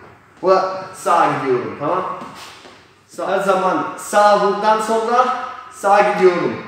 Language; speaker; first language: Turkish; non-native, learner; Polish